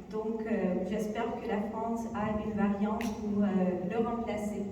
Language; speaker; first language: French; non-native, fluent; Ukrainian